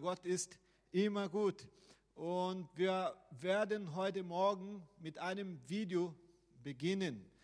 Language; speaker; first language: German; non-native, fluent; Portuguese